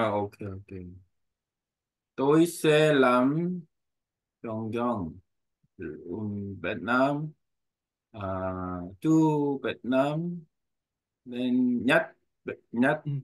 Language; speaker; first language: Vietnamese; non-native, learner; Korean